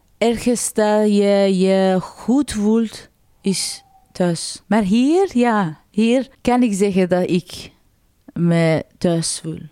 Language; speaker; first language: Dutch; non-native, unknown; Persian